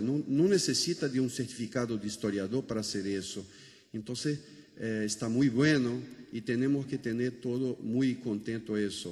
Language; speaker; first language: Spanish; non-native, fluent; Portuguese